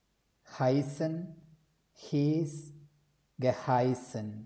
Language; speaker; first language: German; non-native, fluent; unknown